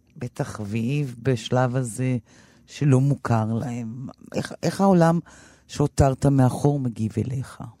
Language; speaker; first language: Hebrew; native; Hebrew